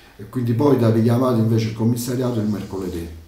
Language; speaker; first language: Italian; native; Italian